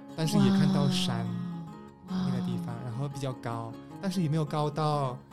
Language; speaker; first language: Chinese; non-native, fluent; Spanish